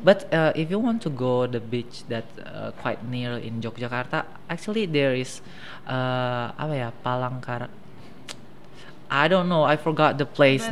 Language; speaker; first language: English; non-native, fluent; Indonesian